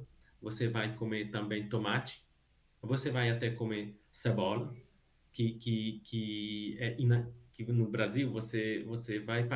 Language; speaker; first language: Portuguese; non-native, fluent; Hungarian